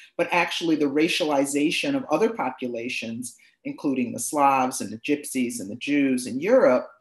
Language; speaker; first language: English; native; English